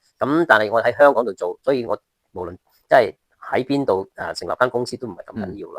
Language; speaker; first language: Cantonese; early bilingual, heritage; Cantonese